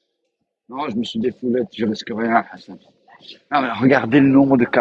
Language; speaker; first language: French; native; French